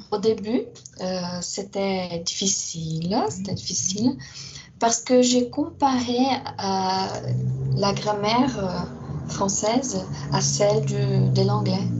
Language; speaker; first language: French; non-native, fluent; Portuguese